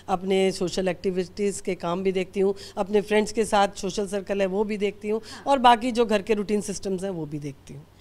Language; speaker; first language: Hindi; native; Hindi